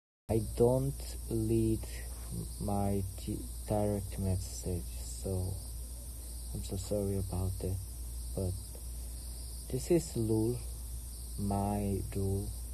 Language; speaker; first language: English; non-native, learner; Korean